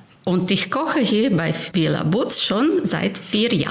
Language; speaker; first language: German; non-native, fluent; Ukrainian